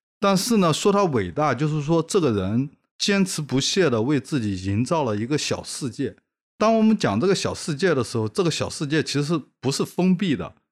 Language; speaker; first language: Chinese; native; Chinese